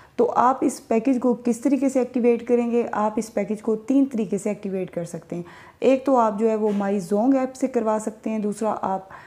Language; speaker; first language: Urdu; non-native, local second language; Punjabi